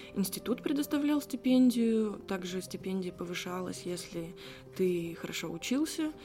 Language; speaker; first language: Russian; native; Russian